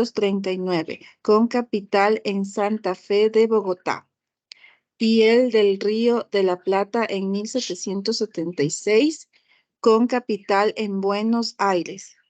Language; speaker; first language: Spanish; native; Spanish